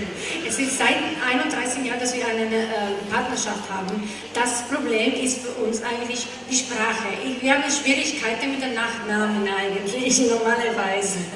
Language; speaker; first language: German; non-native, fluent; Italian